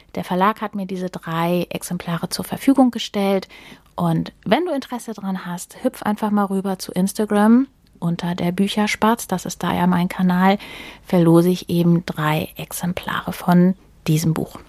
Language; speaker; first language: German; native; German